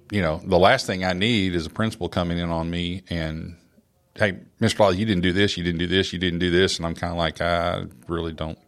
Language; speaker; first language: English; native; English